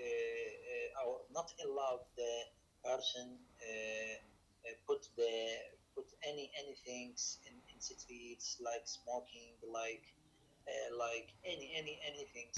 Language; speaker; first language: English; non-native, learner; Arabic